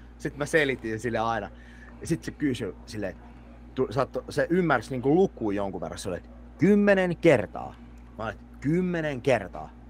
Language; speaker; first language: Finnish; native; Finnish